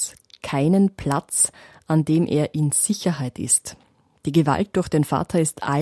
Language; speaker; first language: German; native; German